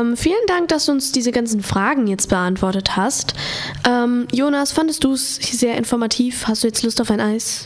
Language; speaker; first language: German; native; German